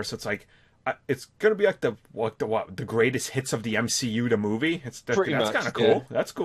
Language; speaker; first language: English; native; English